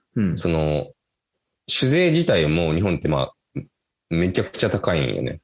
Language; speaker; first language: Japanese; native; Japanese